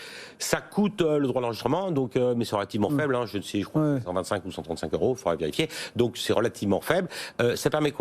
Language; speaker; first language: French; native; French